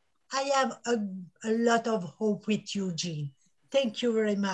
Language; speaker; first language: English; non-native, local second language; French